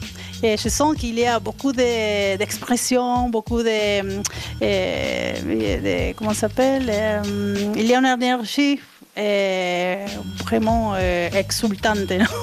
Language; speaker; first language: French; non-native, learner; Spanish